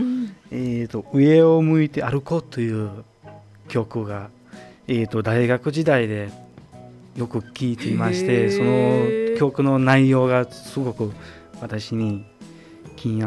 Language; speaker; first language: Japanese; non-native, fluent; Uzbek